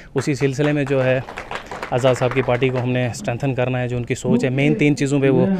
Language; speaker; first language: Hindi; native; Hindi